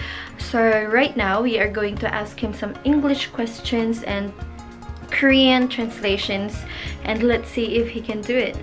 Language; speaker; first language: English; non-native, local second language; Filipino